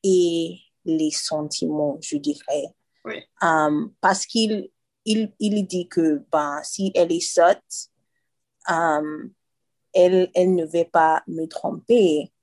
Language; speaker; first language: French; non-native, learner; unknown